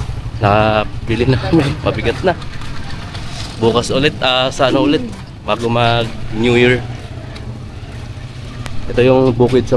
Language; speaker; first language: Filipino; non-native, local second language; Waray